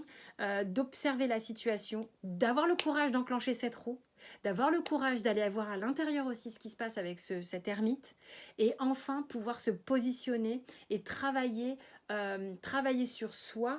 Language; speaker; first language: French; native; French